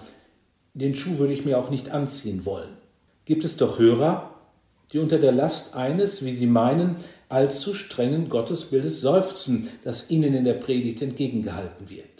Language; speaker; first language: German; native; German